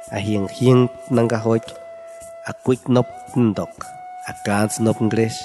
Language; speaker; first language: Spanish; non-native, local second language; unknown